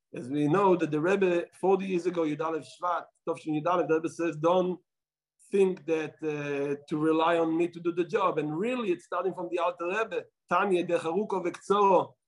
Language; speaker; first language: English; non-native, fluent; Hebrew